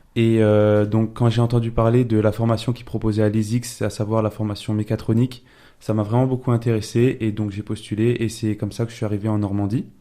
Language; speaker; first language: French; native; French